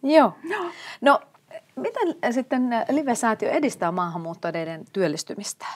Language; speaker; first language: Finnish; native; Finnish